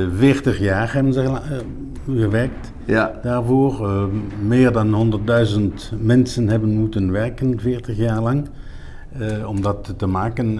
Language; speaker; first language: Dutch; non-native, local second language; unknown